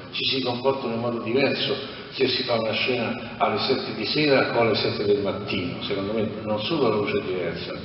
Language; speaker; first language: Italian; native; Italian